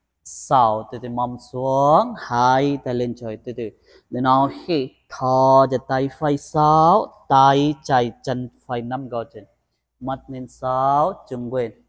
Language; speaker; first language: Vietnamese; non-native, learner; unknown